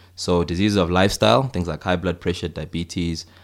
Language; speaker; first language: English; native; English